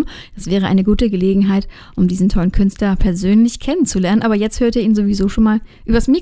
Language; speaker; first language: German; native; German